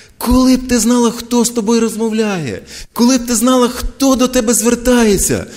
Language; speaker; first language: Ukrainian; non-native, local second language; Russian